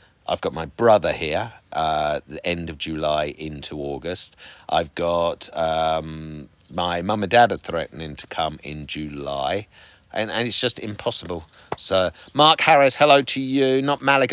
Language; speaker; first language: English; native; English